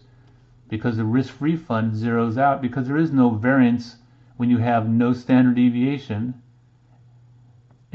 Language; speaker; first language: English; native; English